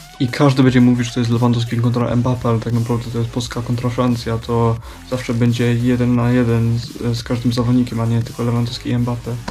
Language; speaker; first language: Polish; early bilingual, heritage; Polish